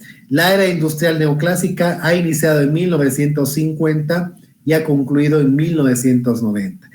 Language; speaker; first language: Spanish; native; Spanish